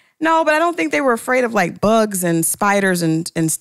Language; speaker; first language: English; native; English